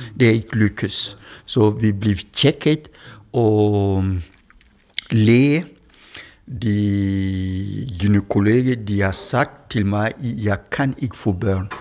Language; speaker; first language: Danish; non-native, fluent; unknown